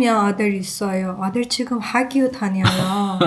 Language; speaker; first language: Korean; non-native, learner; Persian